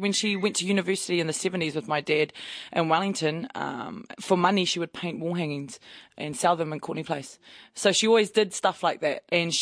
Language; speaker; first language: English; native; English